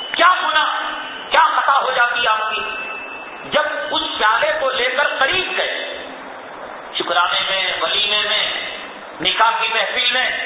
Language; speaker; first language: Urdu; native; Urdu